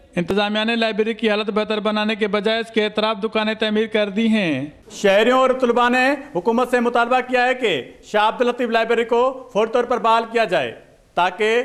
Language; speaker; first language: Urdu; non-native, local second language; Sindhi